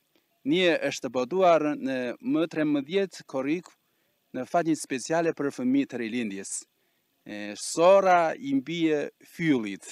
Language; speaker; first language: Albanian; non-native, fluent; Chinese